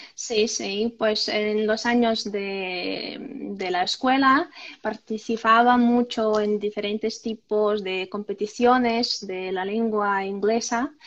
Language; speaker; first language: Spanish; non-native, fluent; Russian